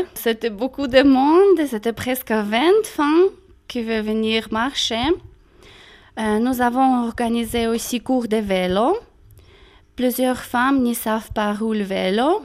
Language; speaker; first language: French; non-native, learner; Russian